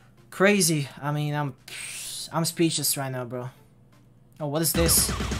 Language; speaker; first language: English; non-native, fluent; Bulgarian